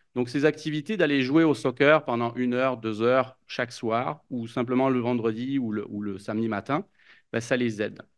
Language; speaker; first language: French; native; French